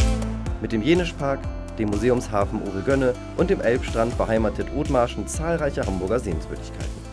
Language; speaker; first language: German; native; German